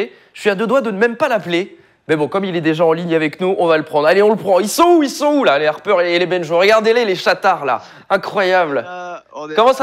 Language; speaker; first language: French; native; French